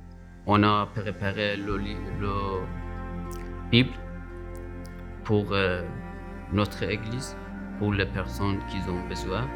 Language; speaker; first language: French; non-native, learner; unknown